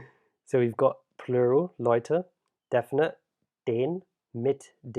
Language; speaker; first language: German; non-native, fluent; English